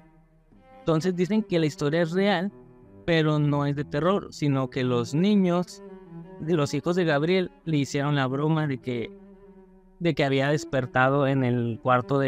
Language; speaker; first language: Spanish; native; Spanish